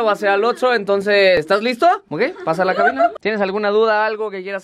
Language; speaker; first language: Spanish; native; Spanish